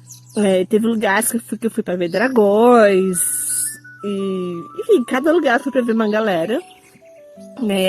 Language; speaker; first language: Portuguese; native; Portuguese